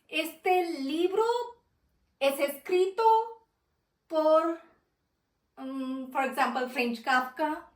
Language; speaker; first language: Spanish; non-native, fluent; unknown